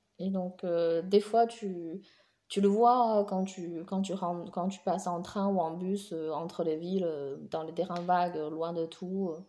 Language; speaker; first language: French; non-native, fluent; Chinese